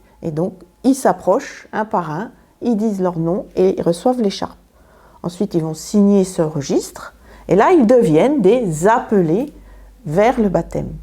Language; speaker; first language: French; native; French